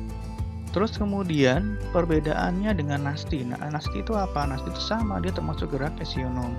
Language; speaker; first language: Indonesian; native; Indonesian